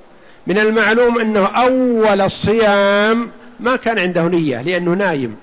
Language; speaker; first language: Arabic; native; Arabic